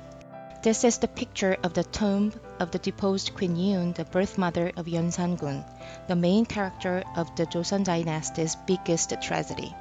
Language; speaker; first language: English; non-native, fluent; Korean